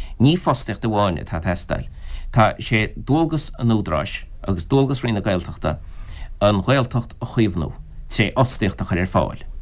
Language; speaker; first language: Irish; native; Irish